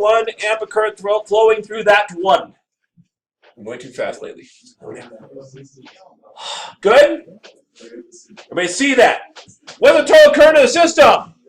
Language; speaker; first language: English; native; English